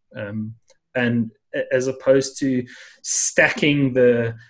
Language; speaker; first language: English; native; English